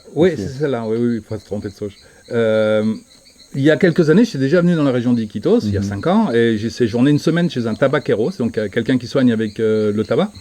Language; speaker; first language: French; native; French